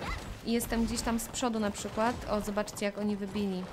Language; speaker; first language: Polish; native; Polish